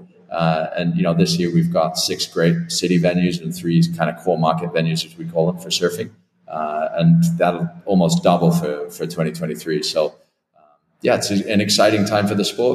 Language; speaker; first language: English; native; English